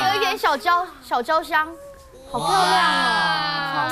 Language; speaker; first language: Chinese; native; Chinese